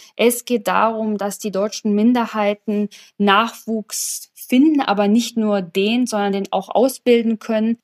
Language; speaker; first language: German; early bilingual, other home language; Polish